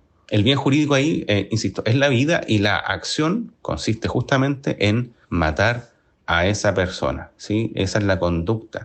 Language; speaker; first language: Spanish; native; Spanish